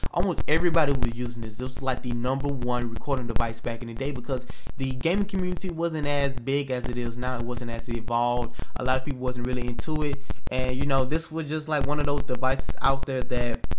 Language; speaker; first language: English; native; English